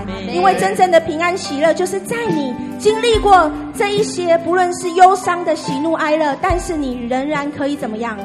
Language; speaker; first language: Chinese; native; Chinese